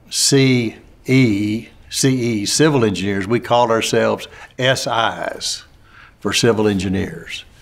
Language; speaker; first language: English; native; English